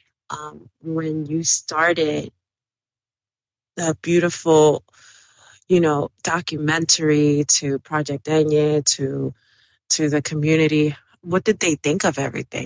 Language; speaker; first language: English; early bilingual, other home language; Spanish